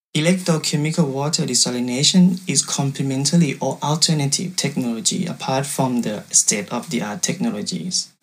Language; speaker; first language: English; non-native, fluent; Thai